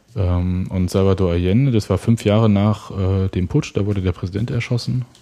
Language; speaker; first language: German; native; German